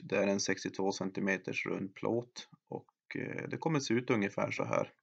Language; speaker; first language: Swedish; native; Swedish